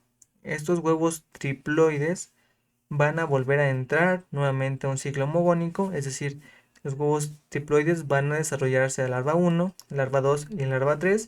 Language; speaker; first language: Spanish; native; Spanish